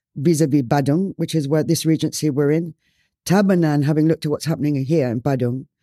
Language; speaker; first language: English; native; English